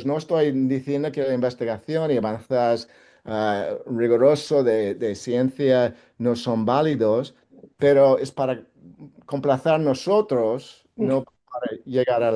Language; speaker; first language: Spanish; non-native, fluent; English